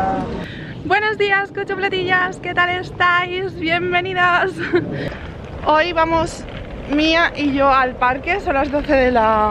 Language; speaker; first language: Spanish; native; Spanish